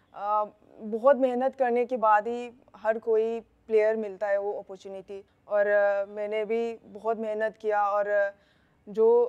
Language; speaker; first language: Hindi; non-native, local second language; Manipuri